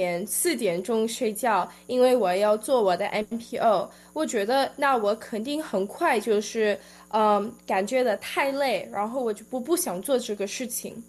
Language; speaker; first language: Chinese; early bilingual, heritage; Chinese